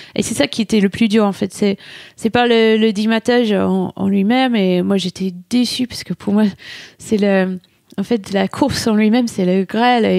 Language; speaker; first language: French; non-native, fluent; English